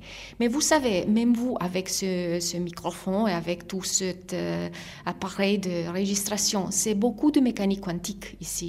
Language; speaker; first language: French; non-native, fluent; Italian